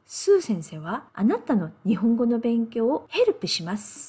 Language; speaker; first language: Japanese; non-native, fluent; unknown